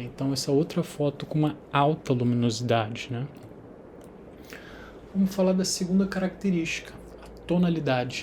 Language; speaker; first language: Portuguese; native; Portuguese